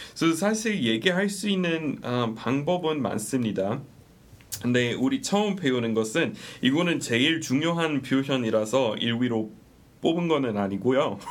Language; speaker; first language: Korean; non-native, fluent; English